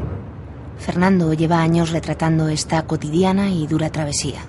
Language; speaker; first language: Spanish; native; Spanish